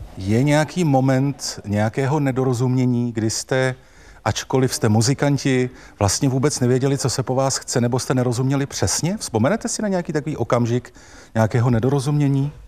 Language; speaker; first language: Czech; native; Czech